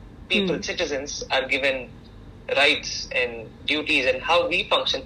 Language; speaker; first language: English; non-native, local second language; Tamil